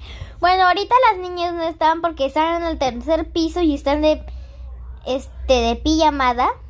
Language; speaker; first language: Spanish; native; Spanish